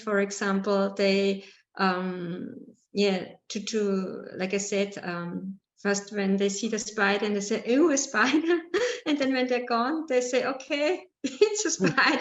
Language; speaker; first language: English; non-native, learner; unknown